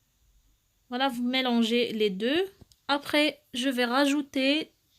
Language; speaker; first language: French; non-native, local second language; Arabic